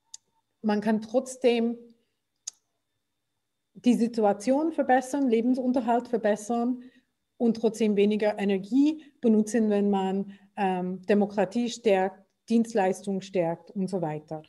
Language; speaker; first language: German; non-native, fluent; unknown